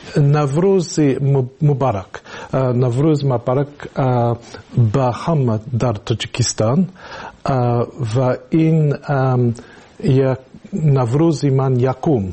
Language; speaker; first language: Tajik; non-native, learner; English